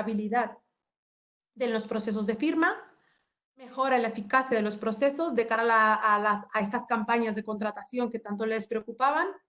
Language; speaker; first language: Spanish; native; Spanish